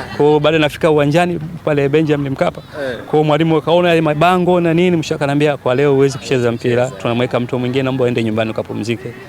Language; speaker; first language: Swahili; native; Swahili